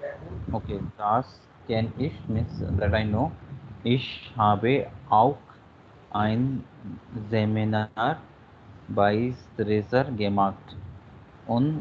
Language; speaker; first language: German; non-native, learner; Hindi